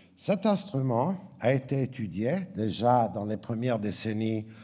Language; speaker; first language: French; native; French